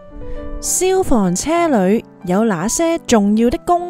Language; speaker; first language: Chinese; non-native, local second language; Cantonese